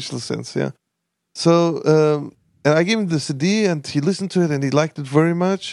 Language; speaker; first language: English; non-native, fluent; Armenian